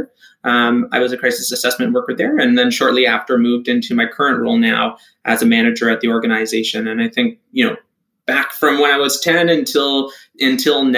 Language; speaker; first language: English; native; English